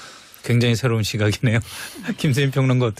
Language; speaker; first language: Korean; native; Korean